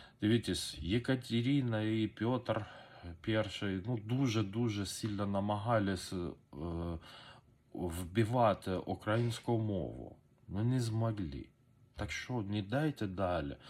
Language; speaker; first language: Ukrainian; non-native, learner; Persian